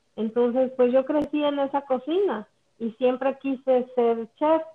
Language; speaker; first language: Spanish; native; Spanish